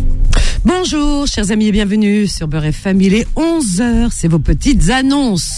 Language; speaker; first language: French; native; French